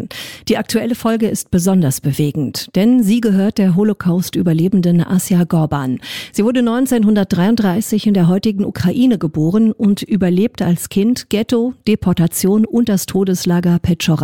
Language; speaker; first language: German; native; German